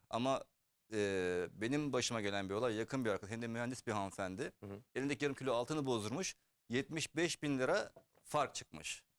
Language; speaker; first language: Turkish; early bilingual, heritage; Turkish